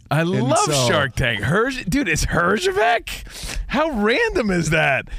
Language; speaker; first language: English; native; English